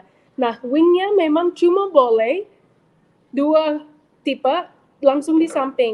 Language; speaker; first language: Indonesian; non-native, fluent; English